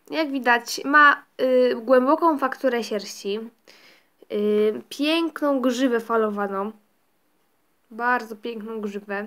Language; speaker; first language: Polish; native; Polish